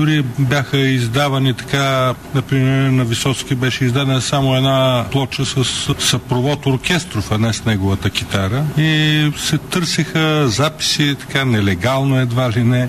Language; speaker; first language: Bulgarian; native; Bulgarian